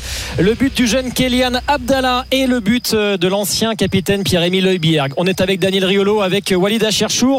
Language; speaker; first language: French; native; French